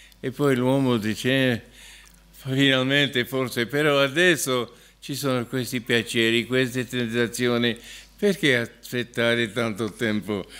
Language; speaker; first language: Italian; non-native, fluent; English